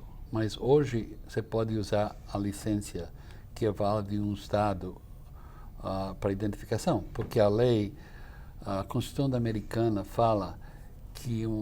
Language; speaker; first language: Portuguese; non-native, fluent; English